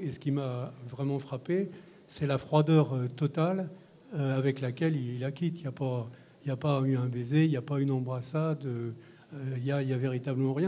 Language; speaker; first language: French; native; French